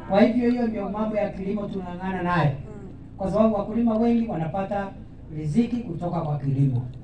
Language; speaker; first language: Swahili; non-native, local second language; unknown